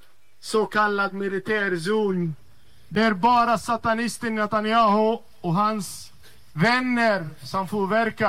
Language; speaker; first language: Swedish; non-native, fluent; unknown